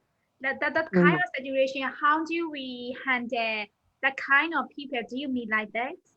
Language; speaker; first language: English; non-native, learner; Burmese